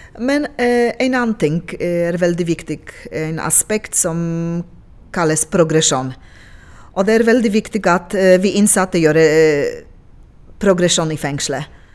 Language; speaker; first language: Norwegian; non-native, local second language; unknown